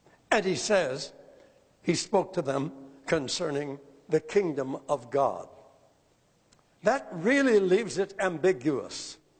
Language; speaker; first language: English; native; English